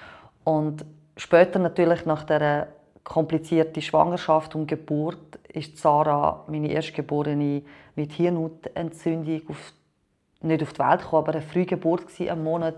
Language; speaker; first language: German; non-native, fluent; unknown